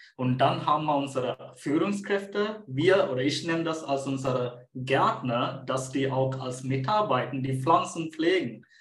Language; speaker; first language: German; non-native, fluent; Sinhala